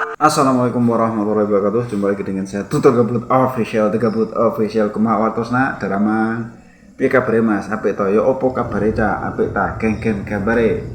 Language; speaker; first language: Indonesian; native; Indonesian